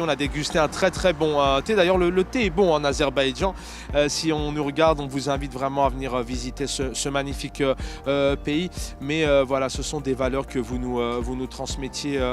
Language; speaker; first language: French; native; French